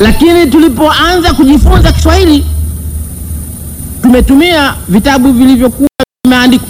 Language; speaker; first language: Swahili; non-native, local second language; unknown